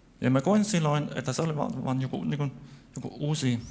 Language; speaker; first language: Finnish; non-native, fluent; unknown